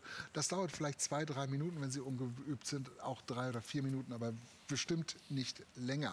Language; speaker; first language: German; native; German